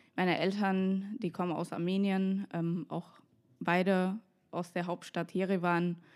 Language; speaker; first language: German; non-native, fluent; Russian